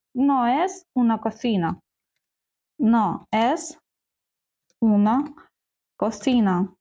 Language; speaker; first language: Spanish; non-native, learner; Ukrainian